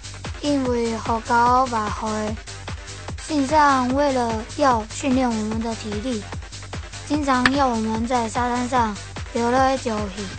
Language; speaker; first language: Chinese; native; Chinese